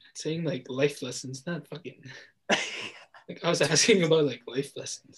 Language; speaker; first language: English; non-native, local second language; Filipino